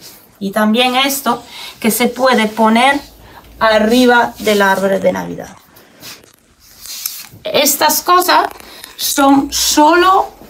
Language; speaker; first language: Spanish; non-native, learner; Italian